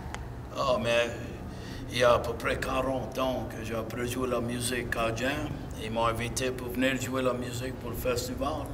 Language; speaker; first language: French; non-native, local second language; English